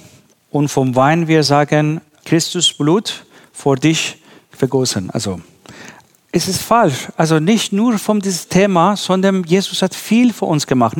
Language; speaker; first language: German; non-native, learner; Persian